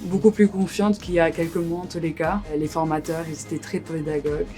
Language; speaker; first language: French; native; French